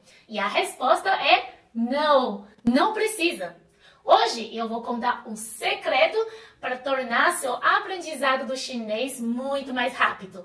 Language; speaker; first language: Portuguese; non-native, fluent; Chinese